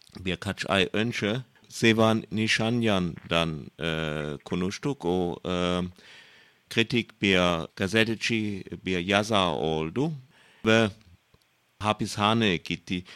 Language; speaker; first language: Turkish; non-native, learner; German